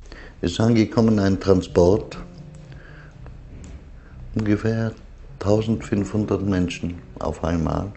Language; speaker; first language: German; non-native, fluent; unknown